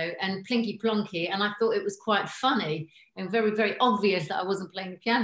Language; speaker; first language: English; native; English